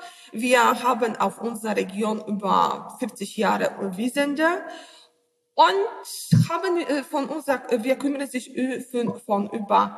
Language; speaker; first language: German; non-native, learner; Polish